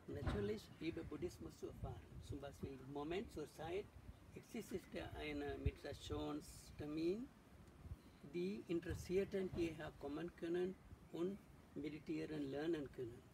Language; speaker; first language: German; non-native, learner; Sinhala